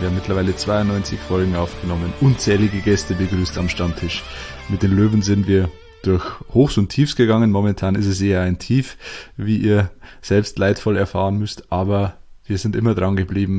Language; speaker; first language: German; native; German